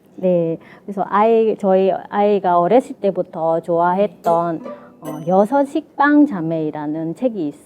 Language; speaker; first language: Korean; non-native, fluent; Vietnamese